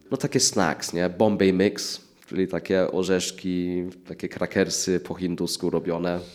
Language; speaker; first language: Polish; early bilingual, heritage; English